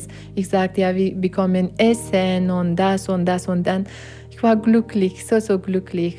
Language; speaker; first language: German; non-native, learner; Persian